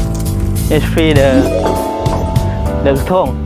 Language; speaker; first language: English; non-native, learner; Lao